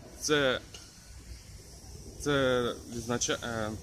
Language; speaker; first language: Ukrainian; non-native, local second language; Russian